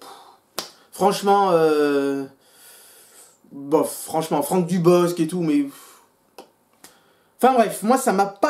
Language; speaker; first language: French; native; French